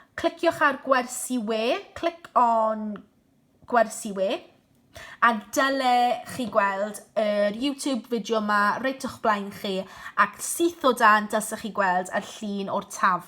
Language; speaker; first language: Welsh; non-native, local second language; English